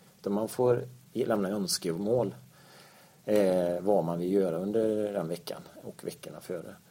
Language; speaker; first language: Swedish; native; Swedish